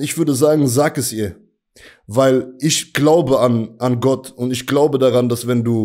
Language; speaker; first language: German; native; German